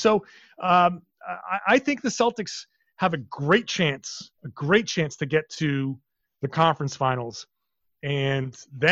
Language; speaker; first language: English; native; English